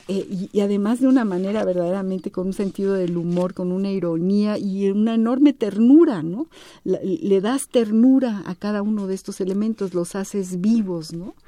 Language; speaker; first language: Spanish; native; Spanish